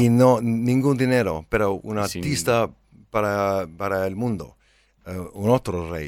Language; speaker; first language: Spanish; non-native, learner; English